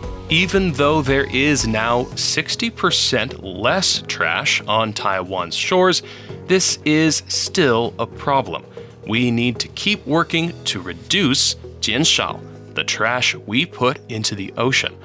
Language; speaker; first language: English; native; English